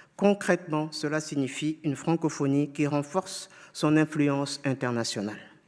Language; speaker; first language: French; non-native, fluent; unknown